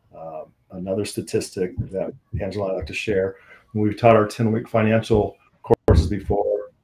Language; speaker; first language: English; native; English